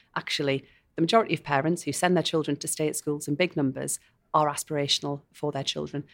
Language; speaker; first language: English; native; English